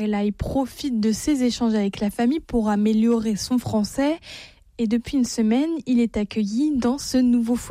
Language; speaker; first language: French; native; French